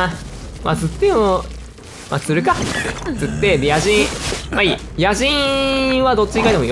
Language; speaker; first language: Japanese; native; Japanese